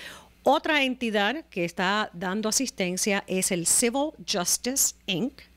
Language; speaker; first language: Spanish; native; Spanish